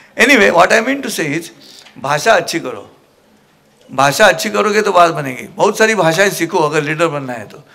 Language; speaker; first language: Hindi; non-native, local second language; Marathi